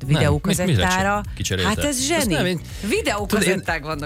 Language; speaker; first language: Hungarian; native; Hungarian